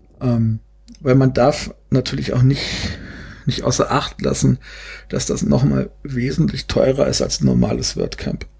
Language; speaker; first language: German; native; German